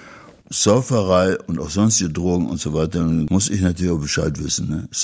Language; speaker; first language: German; native; German